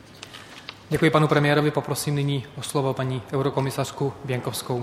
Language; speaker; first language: Czech; native; Czech